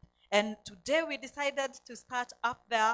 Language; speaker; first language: English; non-native, local second language; Swahili